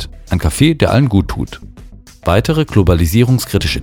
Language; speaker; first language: German; native; German